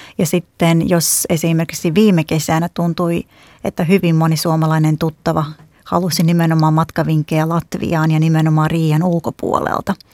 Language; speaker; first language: Finnish; non-native, fluent; Latvian